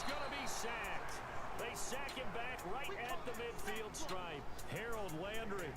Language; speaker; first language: English; native; English